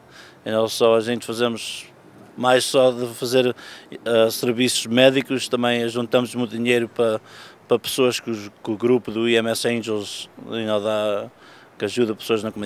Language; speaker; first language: Portuguese; early bilingual, heritage; Portuguese